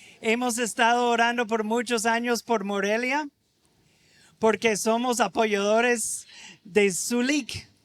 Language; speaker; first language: Spanish; non-native, fluent; English